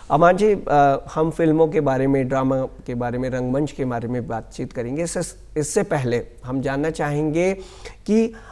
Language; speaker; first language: Hindi; native; Hindi